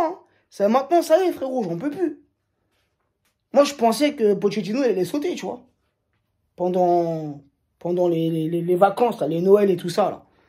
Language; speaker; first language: French; native; French